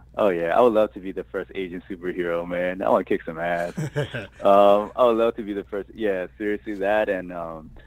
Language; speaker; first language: English; native; English